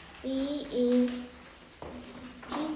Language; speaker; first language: English; non-native, learner; Vietnamese